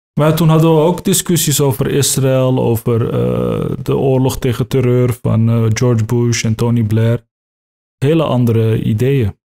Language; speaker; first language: Dutch; early bilingual, other home language; Turkish